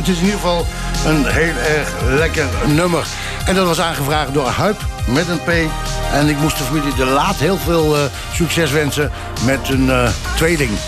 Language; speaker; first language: Dutch; native; Dutch